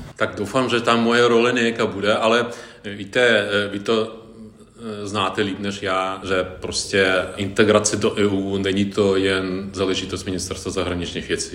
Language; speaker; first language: Czech; non-native, fluent; Ukrainian